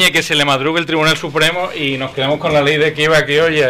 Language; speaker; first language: Spanish; native; Spanish